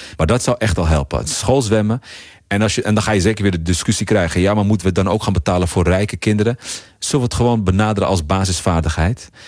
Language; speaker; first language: Dutch; early bilingual, other home language; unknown